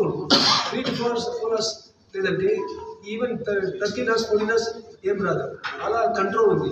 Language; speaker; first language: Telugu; non-native, learner; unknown